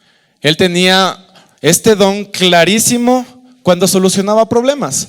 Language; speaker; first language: Spanish; native; Spanish